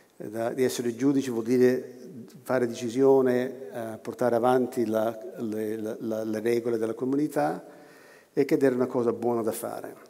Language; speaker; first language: Italian; non-native, fluent; English